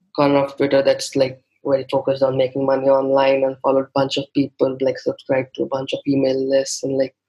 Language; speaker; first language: English; non-native, local second language; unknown